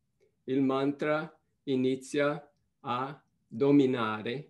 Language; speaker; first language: Italian; non-native, fluent; Portuguese